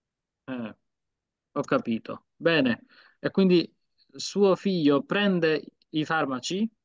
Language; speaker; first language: Italian; non-native, fluent; Bangla